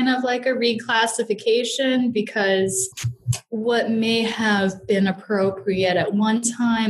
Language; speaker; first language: English; native; English